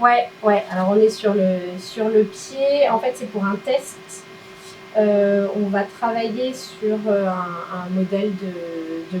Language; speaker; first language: French; native; French